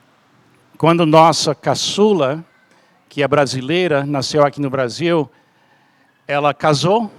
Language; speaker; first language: Portuguese; non-native, fluent; English